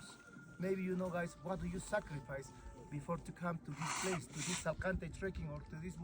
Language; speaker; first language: English; non-native, learner; Spanish